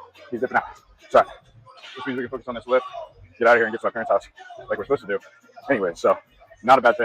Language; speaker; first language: English; native; English